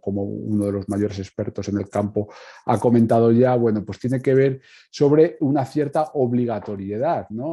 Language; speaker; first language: Spanish; native; Spanish